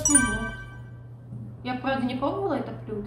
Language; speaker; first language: Russian; native; Russian